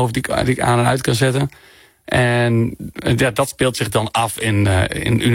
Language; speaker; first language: Dutch; native; Dutch